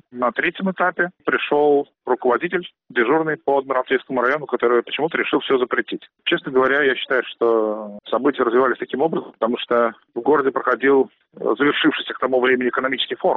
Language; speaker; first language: Russian; native; Russian